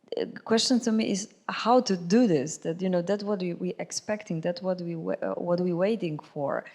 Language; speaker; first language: English; non-native, fluent; Polish